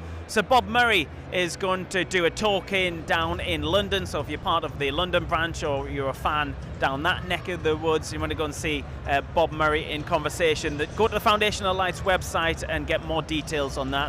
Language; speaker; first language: English; native; English